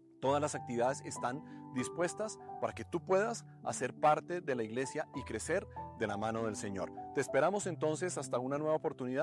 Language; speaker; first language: Spanish; native; Spanish